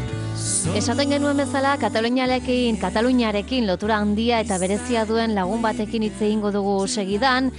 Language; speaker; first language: Basque; native; Basque